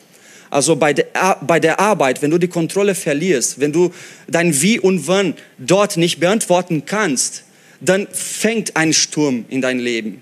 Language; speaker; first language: German; non-native, fluent; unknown